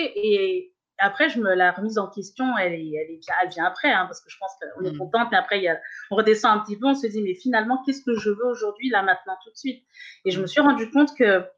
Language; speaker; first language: French; early bilingual, other home language; Kabuverdianu